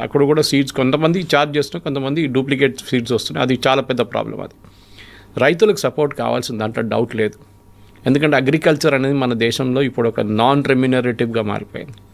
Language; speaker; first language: Telugu; non-native, fluent; Malayalam